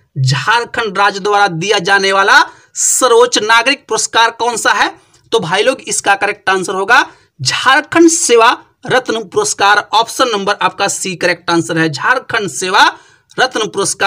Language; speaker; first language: Hindi; native; Hindi